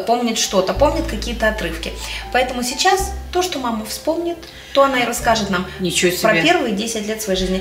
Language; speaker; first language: Russian; native; Russian